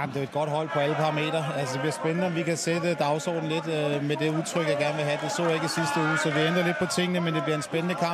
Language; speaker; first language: Danish; native; Danish